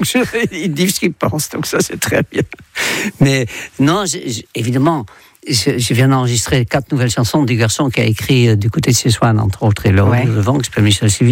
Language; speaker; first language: French; non-native, fluent; Dutch